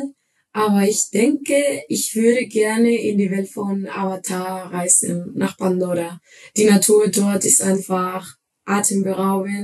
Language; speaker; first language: German; non-native, fluent; Spanish